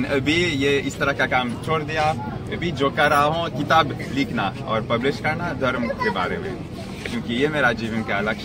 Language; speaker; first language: Hindi; non-native, fluent; French